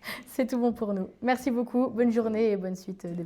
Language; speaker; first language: French; native; French